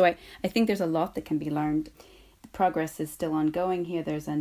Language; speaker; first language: English; native; English